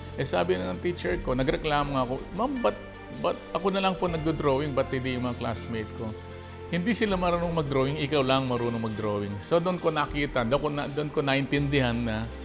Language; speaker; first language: Filipino; non-native, local second language; Pampanga